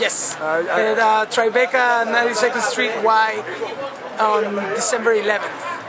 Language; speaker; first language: English; non-native, fluent; Spanish